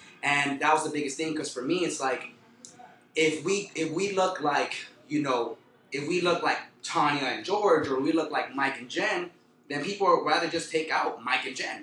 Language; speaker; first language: English; early bilingual, other home language; Spanish